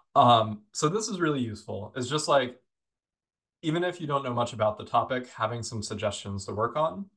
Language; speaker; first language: English; native; English